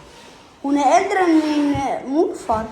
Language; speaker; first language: Swedish; early bilingual, other home language; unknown